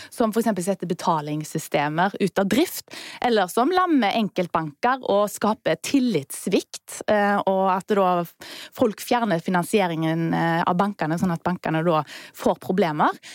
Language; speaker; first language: Norwegian; native; Norwegian